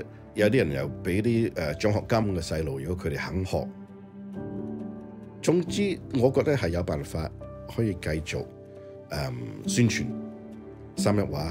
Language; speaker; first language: Cantonese; early bilingual, heritage; Cantonese